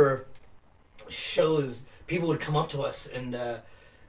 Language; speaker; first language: English; native; English